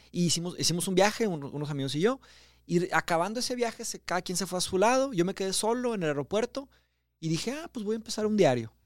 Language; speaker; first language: Spanish; early bilingual, other home language; Portuguese